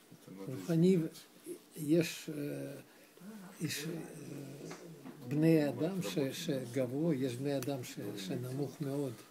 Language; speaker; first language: Hebrew; non-native, learner; Russian